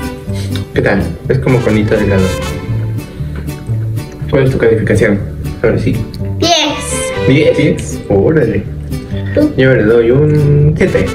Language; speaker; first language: Spanish; native; Spanish